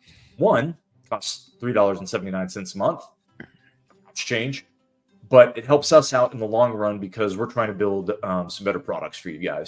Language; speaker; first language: English; native; English